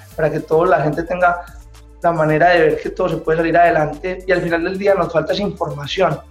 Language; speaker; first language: Spanish; native; Spanish